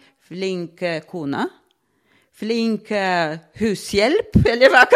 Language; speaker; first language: Norwegian; non-native, fluent; Latvian